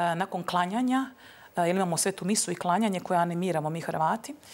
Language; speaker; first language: Croatian; native; Croatian